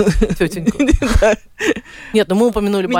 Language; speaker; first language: Russian; native; Russian